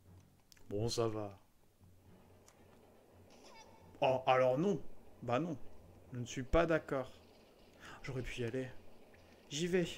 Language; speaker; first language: French; native; French